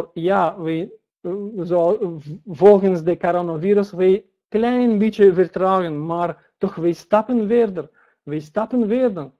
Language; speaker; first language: Dutch; non-native, learner; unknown